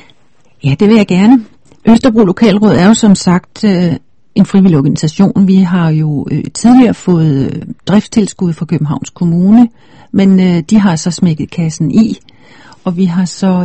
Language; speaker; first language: Danish; native; Danish